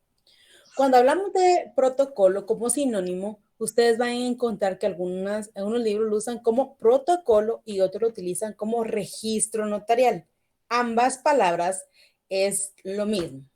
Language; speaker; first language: Spanish; native; Spanish